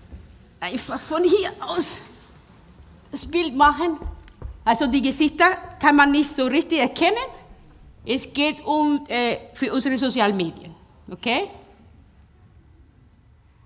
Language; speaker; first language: German; non-native, fluent; Spanish